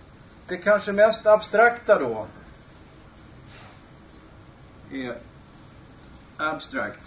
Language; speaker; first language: Swedish; native; Swedish